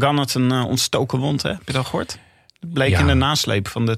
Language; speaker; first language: Dutch; native; Dutch